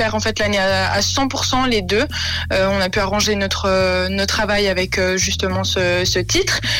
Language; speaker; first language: French; native; French